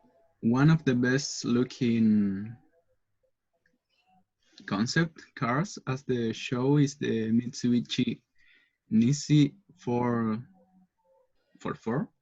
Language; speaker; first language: English; non-native, learner; Spanish